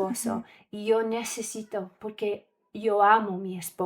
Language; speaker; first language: Spanish; non-native, learner; English